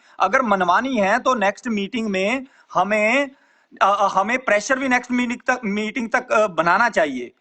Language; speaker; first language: Hindi; non-native, local second language; Punjabi